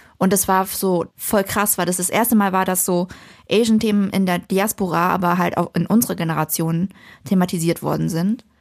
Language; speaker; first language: German; early bilingual, other home language; Vietnamese